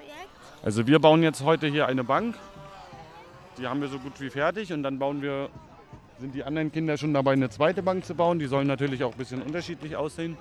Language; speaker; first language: German; native; German